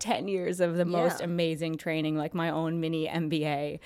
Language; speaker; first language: English; native; English